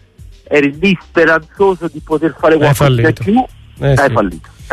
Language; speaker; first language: Italian; native; Italian